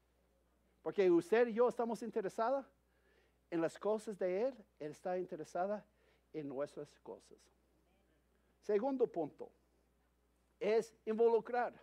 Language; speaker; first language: Spanish; non-native, fluent; English